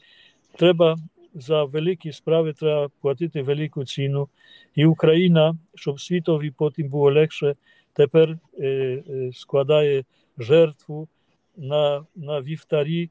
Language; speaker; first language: Ukrainian; non-native, fluent; Polish